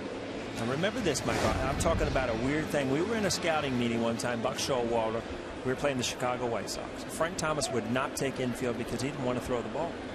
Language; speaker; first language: English; native; English